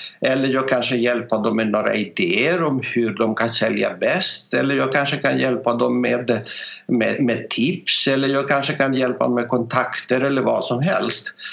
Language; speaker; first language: Swedish; non-native, fluent; Greek